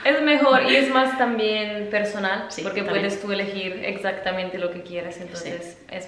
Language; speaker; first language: Spanish; non-native, fluent; Italian